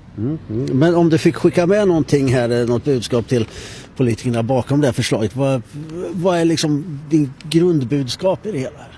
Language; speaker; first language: Swedish; native; Swedish